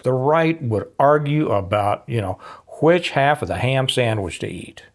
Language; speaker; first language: English; native; English